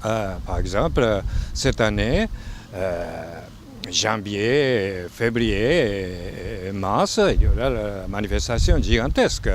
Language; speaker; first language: French; non-native, fluent; Japanese